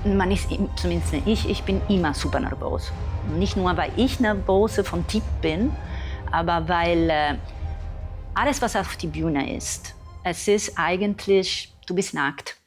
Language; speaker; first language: German; non-native, fluent; Italian